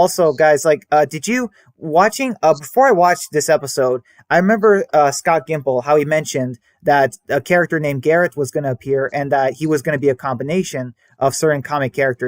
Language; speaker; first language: English; native; English